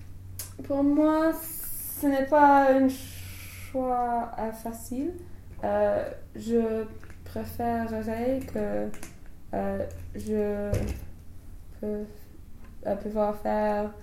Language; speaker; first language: French; non-native, learner; English